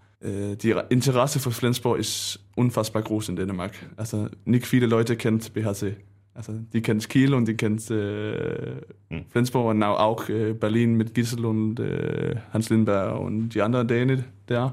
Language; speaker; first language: German; non-native, learner; Danish